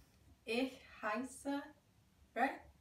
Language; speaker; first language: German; non-native, learner; English